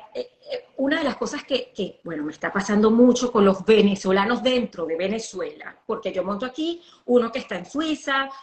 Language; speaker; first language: Spanish; native; Spanish